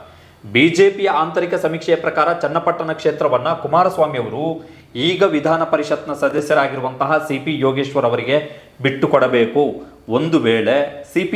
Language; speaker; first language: Kannada; native; Kannada